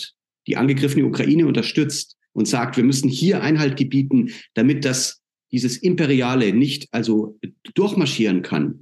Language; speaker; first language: German; native; German